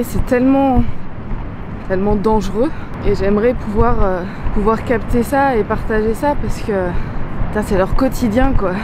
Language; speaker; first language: French; native; French